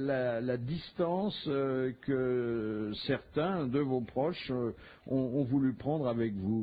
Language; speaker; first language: French; native; French